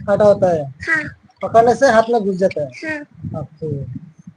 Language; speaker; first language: Hindi; non-native, local second language; Bangla